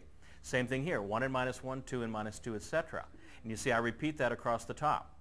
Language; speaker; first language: English; native; English